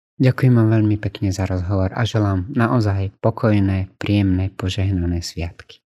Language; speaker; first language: Slovak; native; Slovak